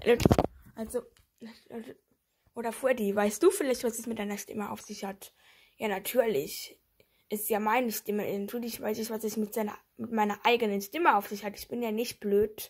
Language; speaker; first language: German; native; German